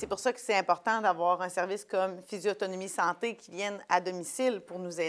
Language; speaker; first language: French; native; French